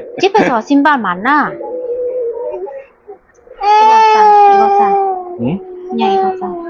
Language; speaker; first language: Korean; non-native, learner; Vietnamese